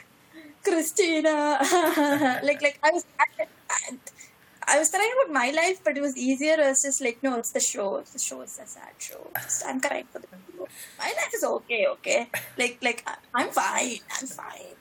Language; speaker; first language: English; non-native, local second language; Malayalam